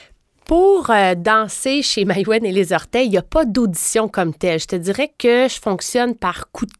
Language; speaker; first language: French; native; French